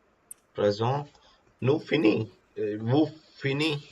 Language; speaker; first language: French; non-native, learner; Telugu